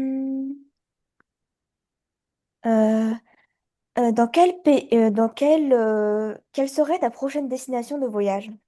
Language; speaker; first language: French; early bilingual, other home language; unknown